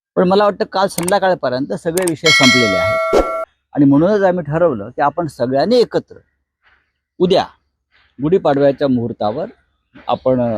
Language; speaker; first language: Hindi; non-native, local second language; Marathi